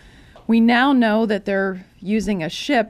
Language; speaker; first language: English; native; English